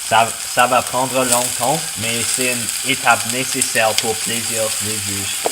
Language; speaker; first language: French; non-native, learner; English